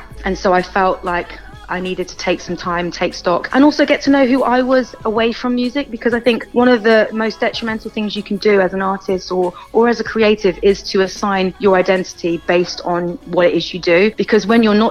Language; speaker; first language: English; native; English